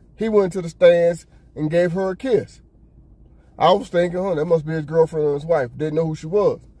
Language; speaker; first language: English; native; English